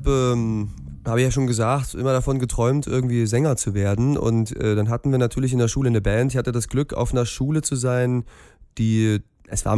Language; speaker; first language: German; native; German